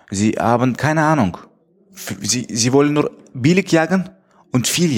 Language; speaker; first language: German; non-native, fluent; Tajik